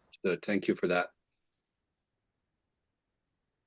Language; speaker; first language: English; native; English